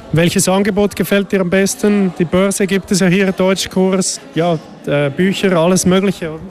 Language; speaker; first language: German; native; German